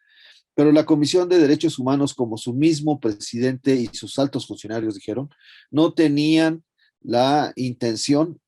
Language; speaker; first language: Spanish; native; Spanish